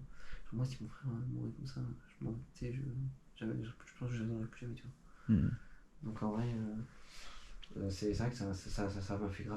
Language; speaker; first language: French; native; French